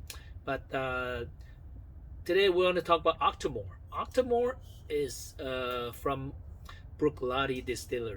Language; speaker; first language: English; non-native, fluent; Chinese